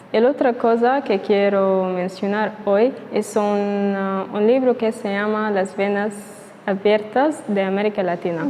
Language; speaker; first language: Spanish; non-native, learner; Arabic